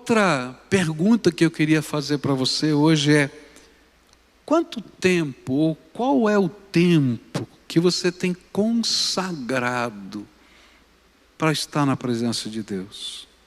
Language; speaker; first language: Portuguese; native; Portuguese